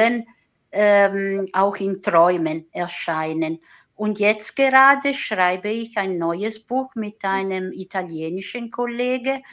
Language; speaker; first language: German; non-native, fluent; Italian